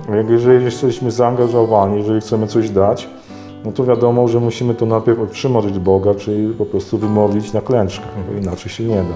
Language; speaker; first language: Polish; native; Polish